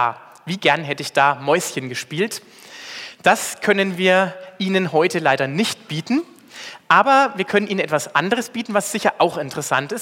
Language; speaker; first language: German; native; German